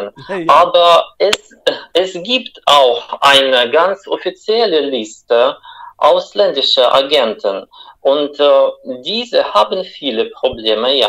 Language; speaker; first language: German; non-native, fluent; Russian